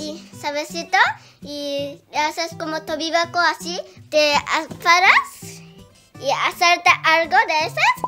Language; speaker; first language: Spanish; early bilingual, heritage; Spanish